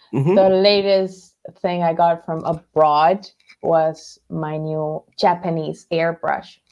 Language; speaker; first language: English; non-native, fluent; Spanish